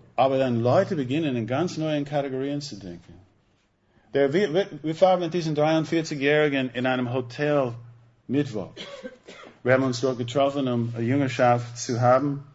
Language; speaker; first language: German; non-native, fluent; English